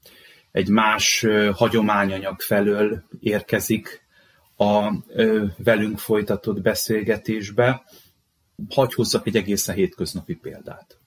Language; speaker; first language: Hungarian; native; Hungarian